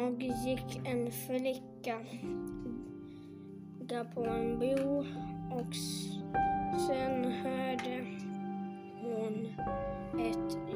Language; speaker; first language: Swedish; non-native, learner; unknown